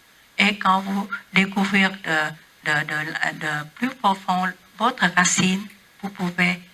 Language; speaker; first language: French; non-native, learner; Vietnamese